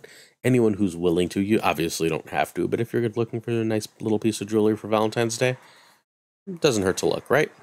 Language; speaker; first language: English; native; English